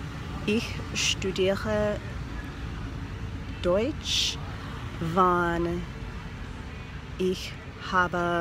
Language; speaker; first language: German; non-native, learner; English